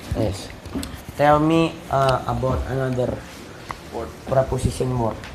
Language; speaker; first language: English; non-native, learner; Indonesian